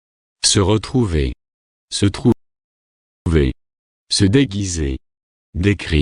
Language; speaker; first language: French; non-native, fluent; Arabic